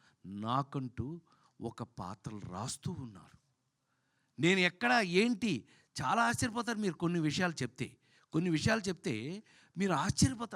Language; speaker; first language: Telugu; native; Telugu